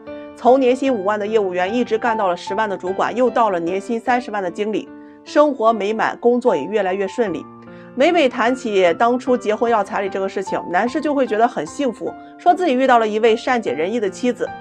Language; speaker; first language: Chinese; native; Chinese